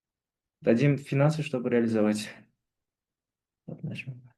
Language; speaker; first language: Russian; non-native, local second language; Uzbek